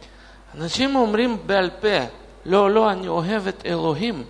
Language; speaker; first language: Hebrew; non-native, fluent; Russian